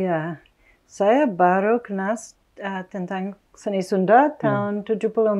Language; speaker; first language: Indonesian; non-native, fluent; English